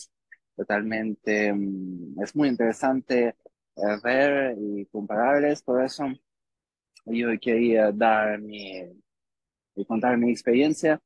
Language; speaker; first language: Spanish; non-native, learner; Russian